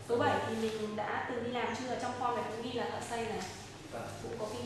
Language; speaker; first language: Vietnamese; native; Vietnamese